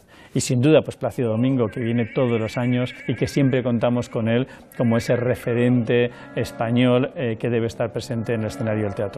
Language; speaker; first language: Spanish; native; Spanish